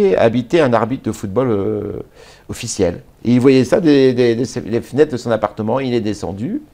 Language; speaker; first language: French; native; French